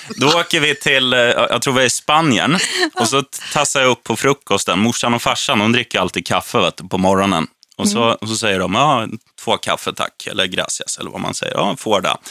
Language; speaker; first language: Swedish; native; Swedish